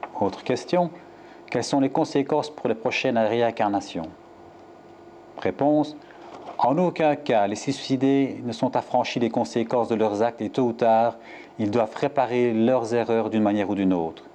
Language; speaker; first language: French; native; French